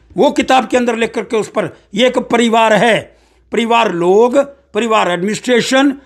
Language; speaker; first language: Hindi; non-native, local second language; Dogri